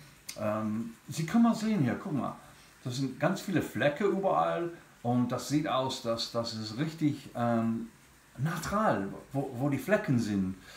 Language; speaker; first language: German; non-native, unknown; English